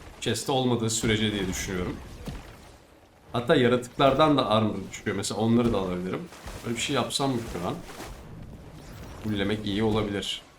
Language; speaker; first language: Turkish; native; Turkish